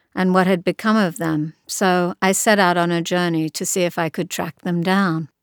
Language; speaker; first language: English; native; English